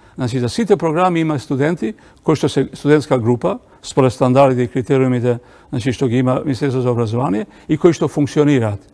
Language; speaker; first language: Macedonian; non-native, local second language; Albanian